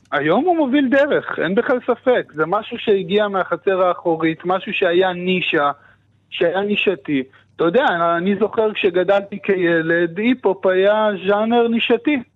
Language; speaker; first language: Hebrew; native; Hebrew